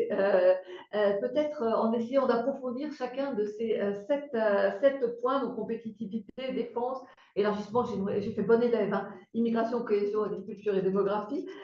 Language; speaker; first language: French; native; French